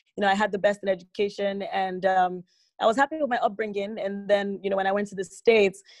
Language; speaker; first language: English; non-native, local second language; Igbo